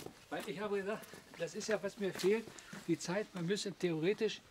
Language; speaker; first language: German; native; German